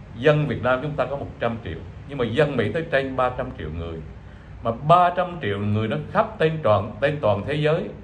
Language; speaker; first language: Vietnamese; native; Vietnamese